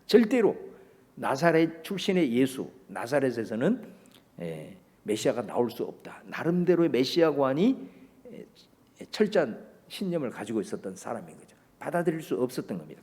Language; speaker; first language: Korean; native; Korean